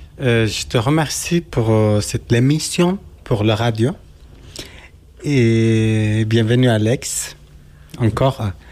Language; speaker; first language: French; non-native, learner; Kurdish